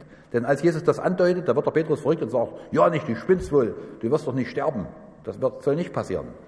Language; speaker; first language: German; native; German